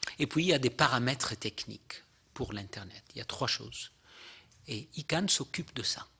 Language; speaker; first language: French; non-native, local second language; Arabic